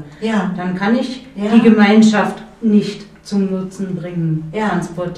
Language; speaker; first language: German; native; German